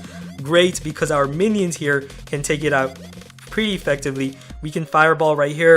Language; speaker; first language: English; native; English